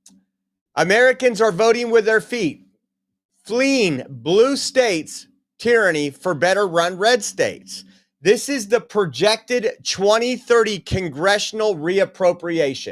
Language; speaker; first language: English; native; English